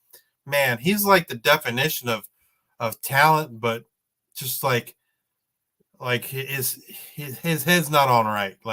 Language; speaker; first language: English; native; English